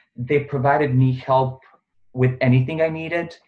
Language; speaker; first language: English; non-native, fluent; Bosnian